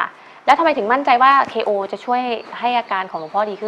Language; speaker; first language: Thai; native; Thai